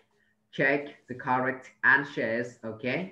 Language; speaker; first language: English; non-native, learner; Vietnamese